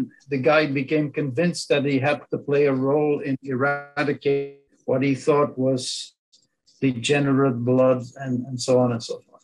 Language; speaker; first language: English; non-native, fluent; Dutch